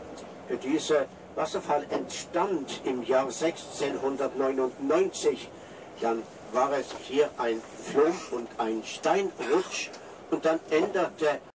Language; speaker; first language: German; non-native, fluent; Norwegian